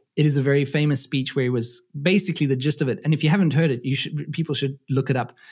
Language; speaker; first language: English; native; English